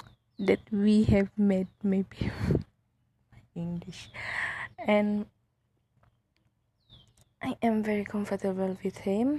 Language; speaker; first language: English; non-native, local second language; Malay